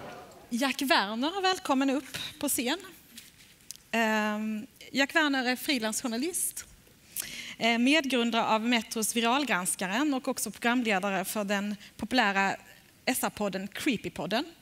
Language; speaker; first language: Swedish; native; Swedish